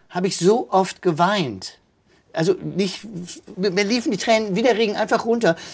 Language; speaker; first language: German; native; German